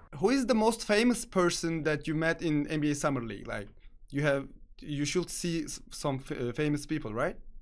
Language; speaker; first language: English; non-native, fluent; Turkish